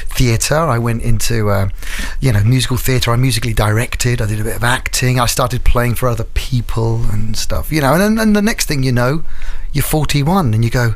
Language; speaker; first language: English; native; English